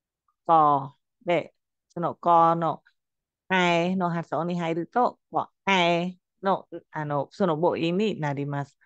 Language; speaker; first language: Japanese; non-native, fluent; Khmer